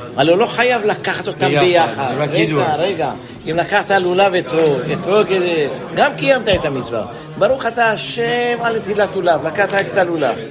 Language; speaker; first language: Hebrew; native; Hebrew